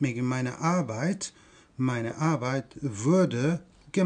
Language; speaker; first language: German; non-native, fluent; Persian